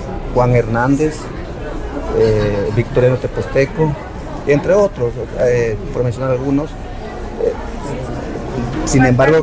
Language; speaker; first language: Spanish; non-native, local second language; Nahuatl languages